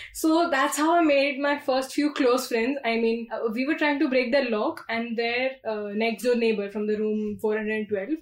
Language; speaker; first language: English; non-native, local second language; Hindi